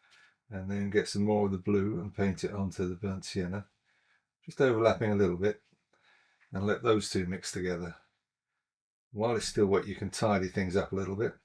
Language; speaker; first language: English; native; English